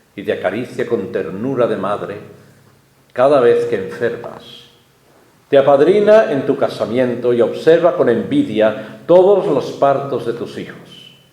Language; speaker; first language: Spanish; native; Spanish